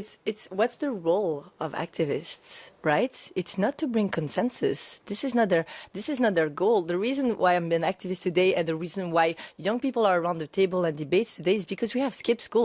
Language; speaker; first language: English; non-native, fluent; French